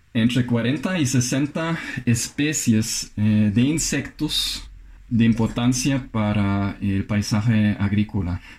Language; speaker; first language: Spanish; non-native, fluent; German